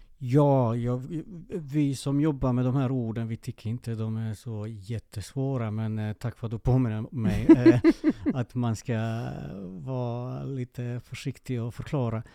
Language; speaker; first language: Swedish; early bilingual, other home language; Serbian